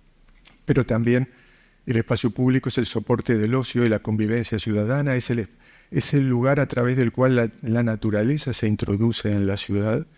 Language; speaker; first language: Spanish; native; Spanish